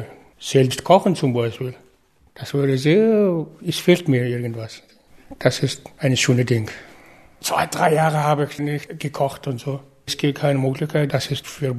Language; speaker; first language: German; non-native, learner; Mongolian